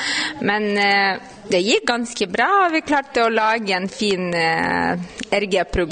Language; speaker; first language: Norwegian; non-native, fluent; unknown